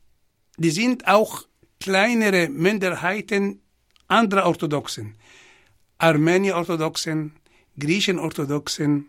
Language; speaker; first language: German; non-native, fluent; Arabic